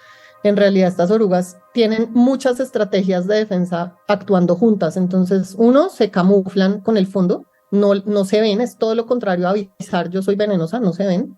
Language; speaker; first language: Spanish; native; Spanish